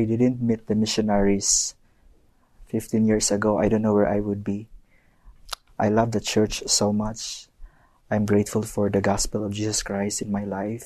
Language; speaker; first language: English; non-native, local second language; Cebuano